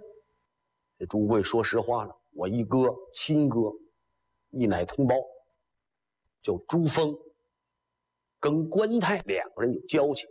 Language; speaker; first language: Chinese; native; Chinese